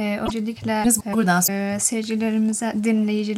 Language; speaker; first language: Turkish; non-native, fluent; Persian